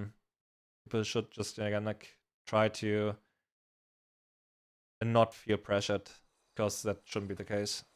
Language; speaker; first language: English; non-native, fluent; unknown